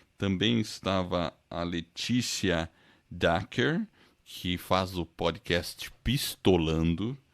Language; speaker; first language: Portuguese; non-native, fluent; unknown